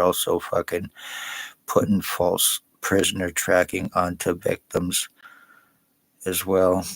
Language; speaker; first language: English; native; English